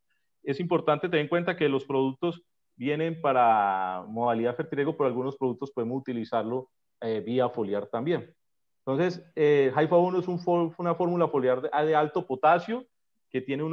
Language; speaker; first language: Spanish; native; Spanish